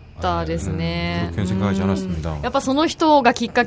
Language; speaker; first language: Japanese; non-native, learner; Korean